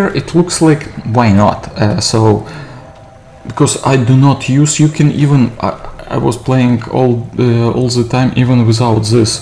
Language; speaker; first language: English; non-native, fluent; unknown